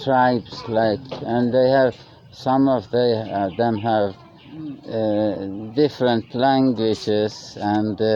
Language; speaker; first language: English; non-native, learner; Norwegian